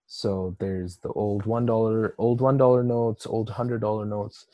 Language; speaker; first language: English; non-native, local second language; Urdu